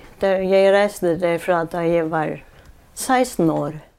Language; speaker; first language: Danish; non-native, local second language; Faroese